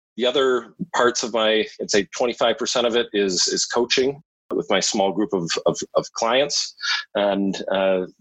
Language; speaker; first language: English; native; English